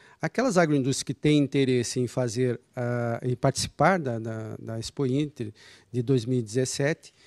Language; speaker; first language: Portuguese; native; Portuguese